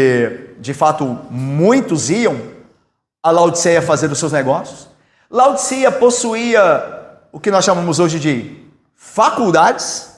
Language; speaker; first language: Portuguese; native; Portuguese